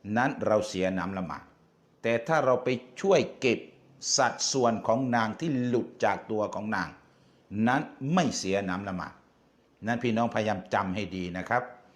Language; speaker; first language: Thai; non-native, local second language; Malay